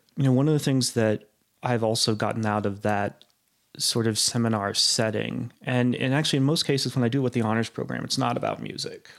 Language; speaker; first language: English; native; English